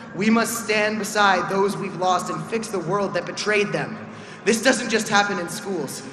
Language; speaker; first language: English; native; English